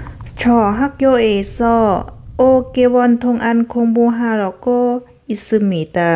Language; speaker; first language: Korean; non-native, learner; Lao